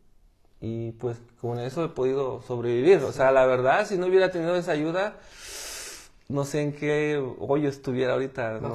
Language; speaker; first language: Spanish; native; Spanish